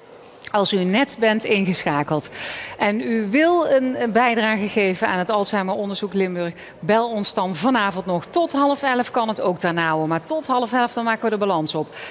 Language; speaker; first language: Dutch; native; Dutch